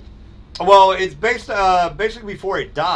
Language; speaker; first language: English; native; English